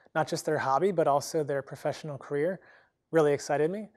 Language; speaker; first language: English; native; English